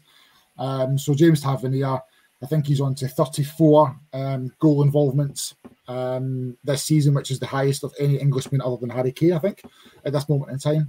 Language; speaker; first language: English; native; English